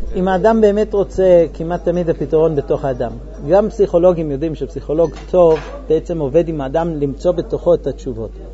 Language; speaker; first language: Hebrew; non-native, fluent; English